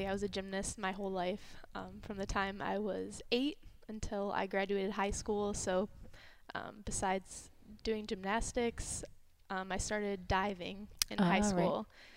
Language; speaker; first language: English; native; English